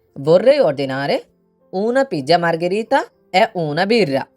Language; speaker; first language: Italian; non-native, learner; Bangla